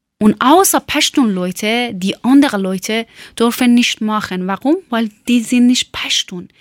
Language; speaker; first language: German; non-native, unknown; Persian